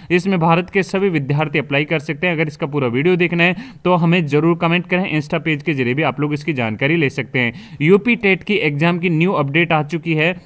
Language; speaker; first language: Hindi; native; Hindi